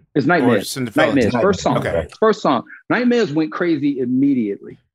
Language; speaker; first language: English; native; English